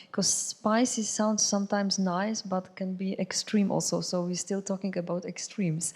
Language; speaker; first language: English; non-native, fluent; Polish